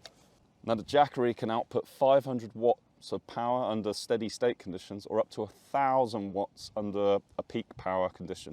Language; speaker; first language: English; native; English